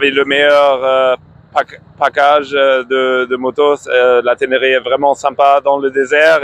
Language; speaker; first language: French; non-native, fluent; German